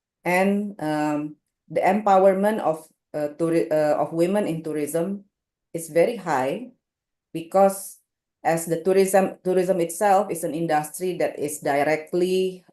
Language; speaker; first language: English; non-native, local second language; Indonesian